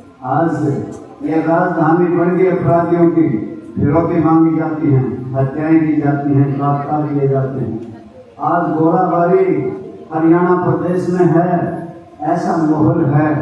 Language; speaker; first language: Hindi; native; Hindi